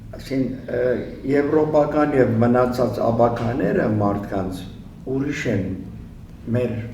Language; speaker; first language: Armenian; early bilingual, heritage; Armenian